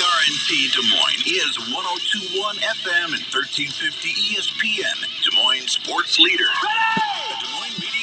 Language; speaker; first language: English; native; English